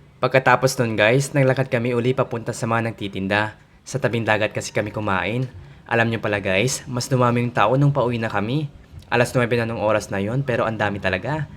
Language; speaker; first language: Filipino; non-native, local second language; Pangasinan